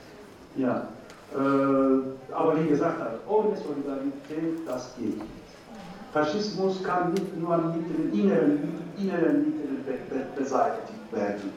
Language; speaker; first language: German; non-native, learner; Turkish